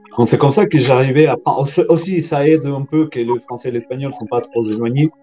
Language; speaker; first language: French; non-native, fluent; Spanish